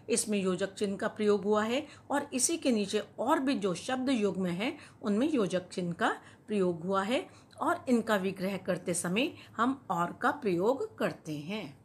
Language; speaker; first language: Hindi; native; Hindi